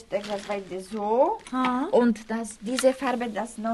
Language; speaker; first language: German; non-native, learner; Polish